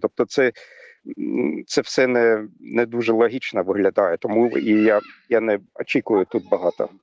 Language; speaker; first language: Ukrainian; non-native, fluent; German